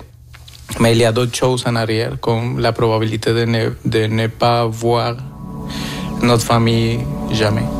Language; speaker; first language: French; non-native, fluent; Spanish